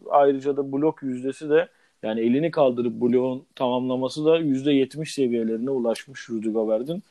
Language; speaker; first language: Turkish; native; Turkish